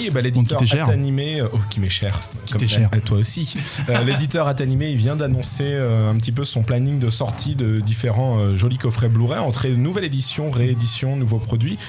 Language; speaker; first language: French; native; French